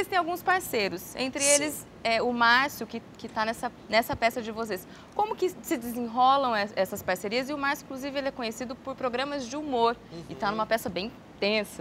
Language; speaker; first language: Portuguese; native; Portuguese